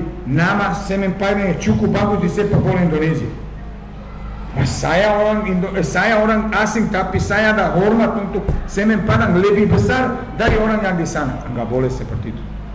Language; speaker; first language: Indonesian; non-native, fluent; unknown